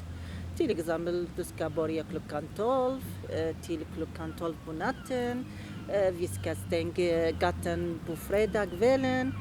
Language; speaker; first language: Swedish; non-native, learner; Arabic